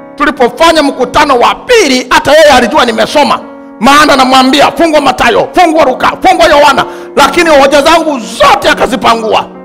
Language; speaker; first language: Swahili; native; Swahili